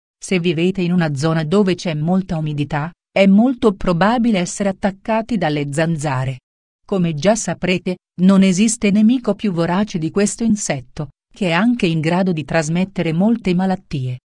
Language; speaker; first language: Italian; native; Italian